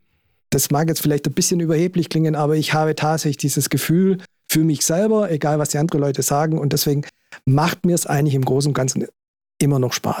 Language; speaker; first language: German; native; German